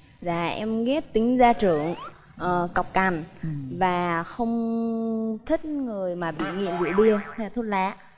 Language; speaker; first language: Vietnamese; native; Vietnamese